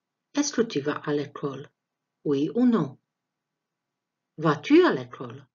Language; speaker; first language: French; non-native, fluent; Croatian